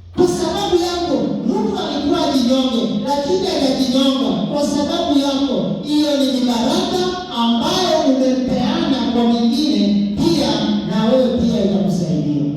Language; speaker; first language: Swahili; non-native, local second language; Luo (Kenya and Tanzania)